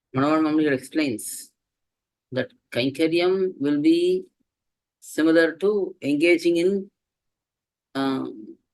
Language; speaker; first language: English; non-native, local second language; Tamil